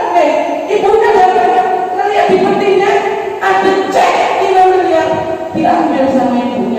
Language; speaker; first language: Indonesian; native; Indonesian